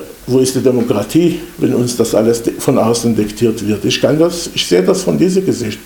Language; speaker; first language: German; non-native, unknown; Hebrew